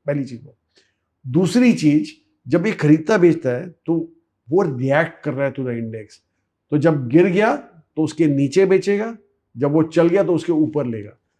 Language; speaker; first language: Hindi; non-native, local second language; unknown